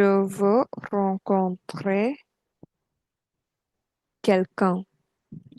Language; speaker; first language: French; non-native, fluent; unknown